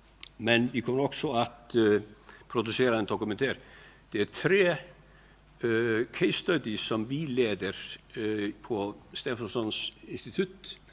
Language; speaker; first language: Swedish; non-native, fluent; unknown